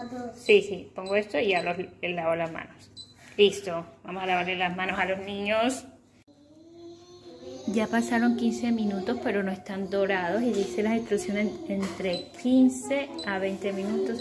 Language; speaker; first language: Spanish; native; Spanish